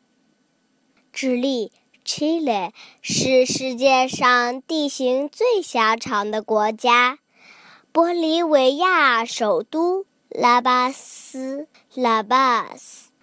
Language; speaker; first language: Chinese; early bilingual, heritage; Chinese